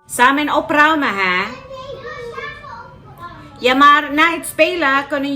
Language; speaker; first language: Dutch; non-native, learner; Cebuano